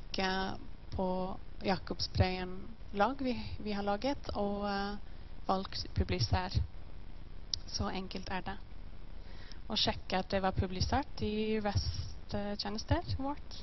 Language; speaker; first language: Norwegian; non-native, learner; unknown